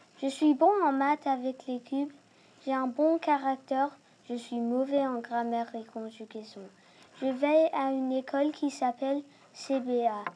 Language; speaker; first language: French; early bilingual, other home language; Turkish